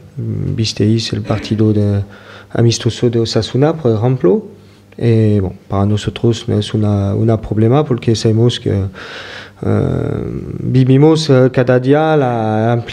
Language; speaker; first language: Spanish; non-native, fluent; French